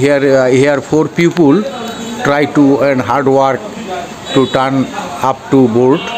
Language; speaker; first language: English; non-native, learner; Bangla